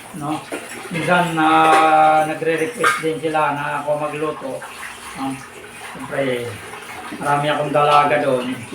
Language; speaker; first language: Filipino; native; Filipino